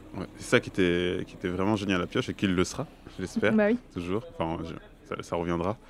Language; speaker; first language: French; native; French